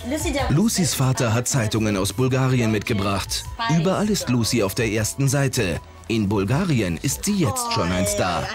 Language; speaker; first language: German; native; German